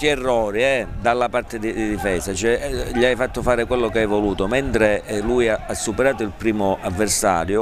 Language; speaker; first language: Italian; native; Italian